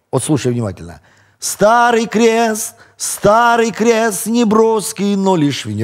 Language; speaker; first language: Russian; native; Russian